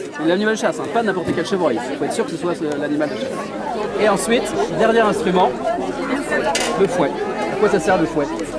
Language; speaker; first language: French; native; French